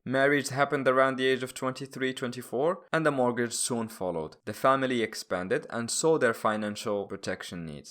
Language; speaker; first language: English; non-native, fluent; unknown